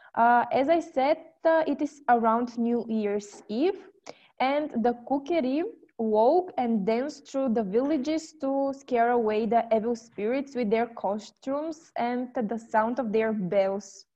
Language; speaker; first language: English; non-native, fluent; Bulgarian